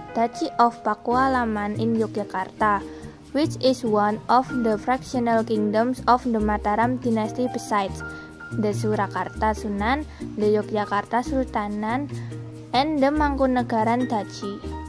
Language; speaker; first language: English; non-native, learner; Indonesian